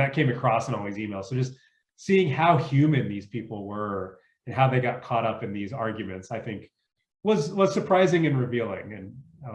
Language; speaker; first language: English; native; English